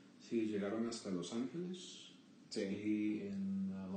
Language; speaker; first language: Spanish; early bilingual, heritage; Spanish